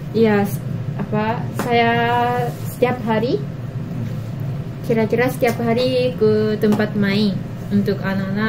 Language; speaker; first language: Indonesian; non-native, learner; Japanese